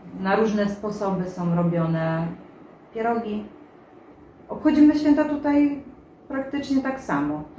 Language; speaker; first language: Polish; native; Polish